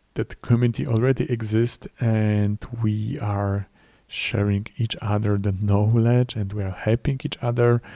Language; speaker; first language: English; non-native, fluent; Polish